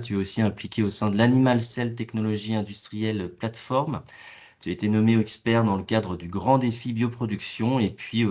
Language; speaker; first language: French; native; French